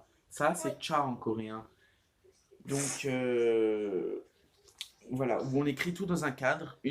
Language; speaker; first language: French; native; French